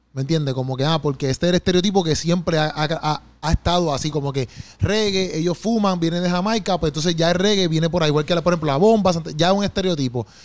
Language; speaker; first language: Spanish; native; Spanish